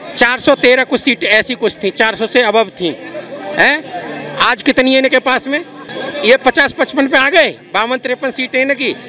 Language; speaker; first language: Hindi; native; Hindi